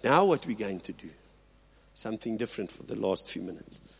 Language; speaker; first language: English; non-native, local second language; Afrikaans